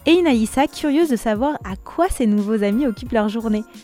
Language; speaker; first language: French; native; French